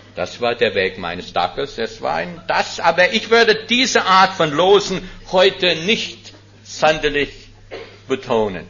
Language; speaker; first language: German; non-native, fluent; English